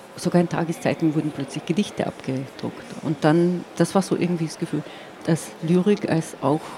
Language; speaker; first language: German; non-native, local second language; Slovenian